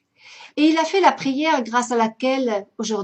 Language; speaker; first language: French; native; French